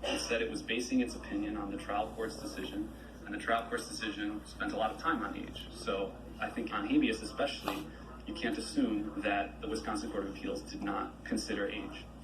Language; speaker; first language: English; native; English